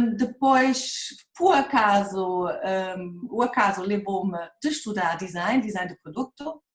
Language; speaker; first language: Portuguese; non-native, fluent; German